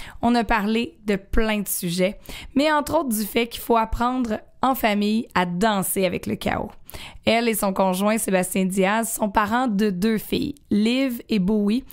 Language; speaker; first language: French; native; French